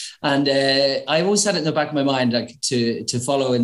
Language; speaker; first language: English; native; English